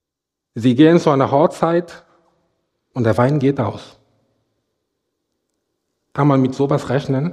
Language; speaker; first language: German; non-native, fluent; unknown